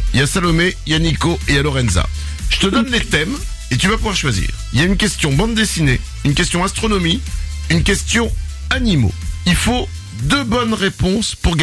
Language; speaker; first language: French; native; French